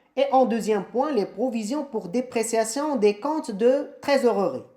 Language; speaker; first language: French; non-native, local second language; Arabic